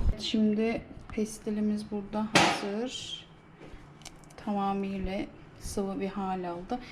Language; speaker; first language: Turkish; native; Turkish